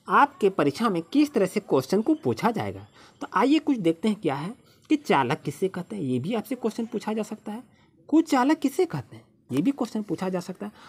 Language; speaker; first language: Hindi; native; Hindi